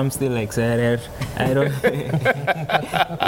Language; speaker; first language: English; non-native, local second language; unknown